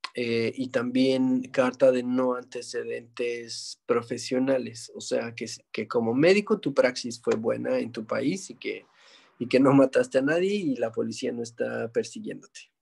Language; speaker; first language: Spanish; native; Spanish